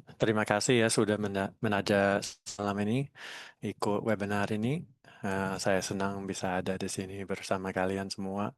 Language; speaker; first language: Indonesian; non-native, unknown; English